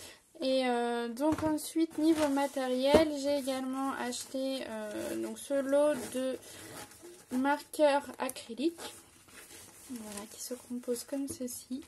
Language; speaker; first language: French; native; French